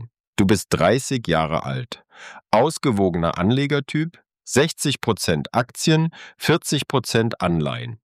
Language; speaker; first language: German; native; German